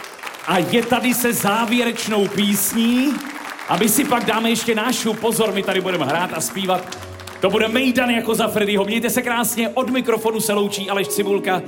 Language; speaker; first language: Czech; native; Czech